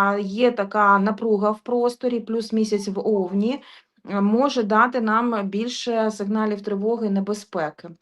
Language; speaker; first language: Ukrainian; non-native, local second language; Russian